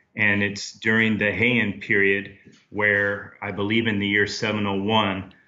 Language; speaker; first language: English; native; English